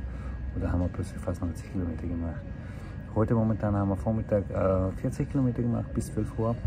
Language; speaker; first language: German; non-native, fluent; Slovak